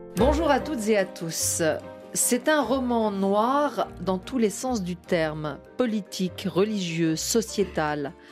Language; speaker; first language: French; native; French